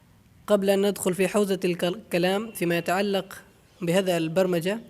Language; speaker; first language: Arabic; non-native, fluent; Urdu